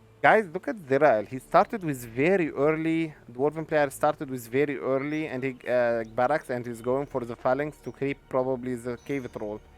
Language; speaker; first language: English; non-native, fluent; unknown